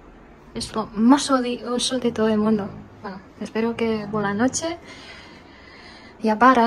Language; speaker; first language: Spanish; non-native, fluent; Chinese